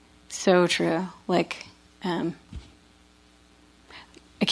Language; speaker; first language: English; native; English